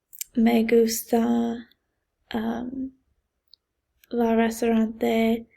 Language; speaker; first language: Spanish; non-native, learner; English